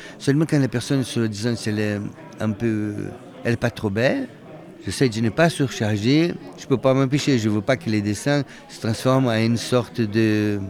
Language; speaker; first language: French; non-native, fluent; Portuguese